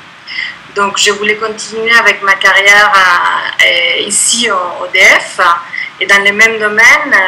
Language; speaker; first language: French; non-native, fluent; Spanish